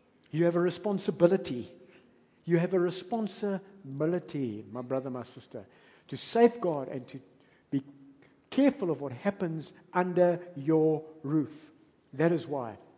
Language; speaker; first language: English; native; English